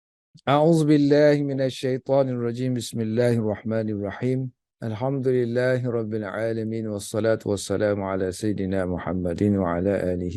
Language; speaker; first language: Arabic; non-native, fluent; Malay